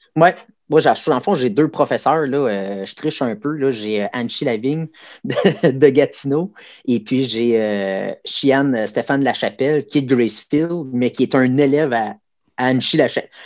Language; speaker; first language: French; native; French